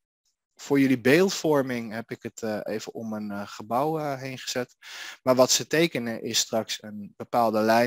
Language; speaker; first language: Dutch; native; Dutch